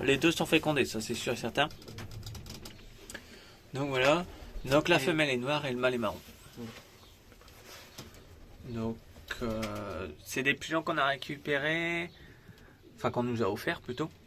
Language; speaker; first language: French; native; French